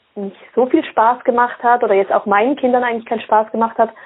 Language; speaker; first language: German; early bilingual, other home language; Swiss German